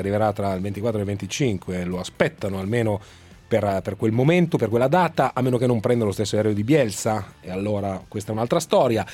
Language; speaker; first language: Italian; native; Italian